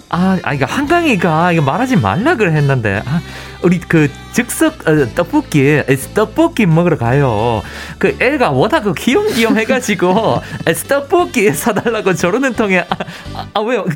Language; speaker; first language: Korean; native; Korean